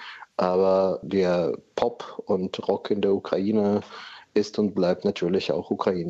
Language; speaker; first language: German; non-native, fluent; Russian